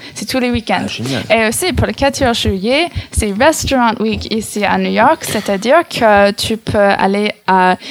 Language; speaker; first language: French; non-native, fluent; English